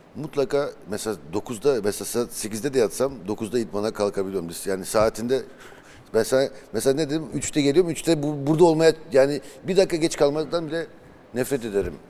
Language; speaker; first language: Turkish; early bilingual, heritage; Turkish